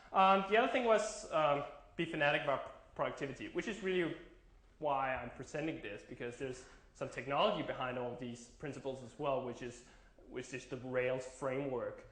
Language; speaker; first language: English; non-native, fluent; Danish